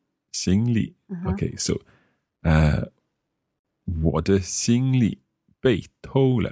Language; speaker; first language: Chinese; non-native, learner; English